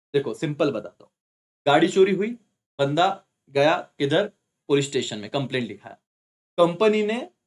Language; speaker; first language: Hindi; non-native, local second language; Marathi